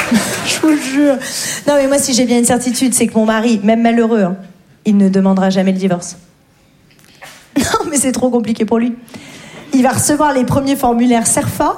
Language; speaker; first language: French; native; French